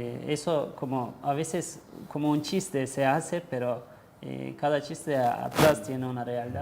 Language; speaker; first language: Spanish; non-native, learner; Turkish